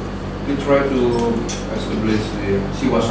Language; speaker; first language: English; non-native, learner; Indonesian